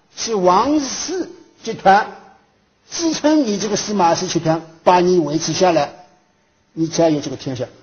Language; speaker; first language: Chinese; native; Chinese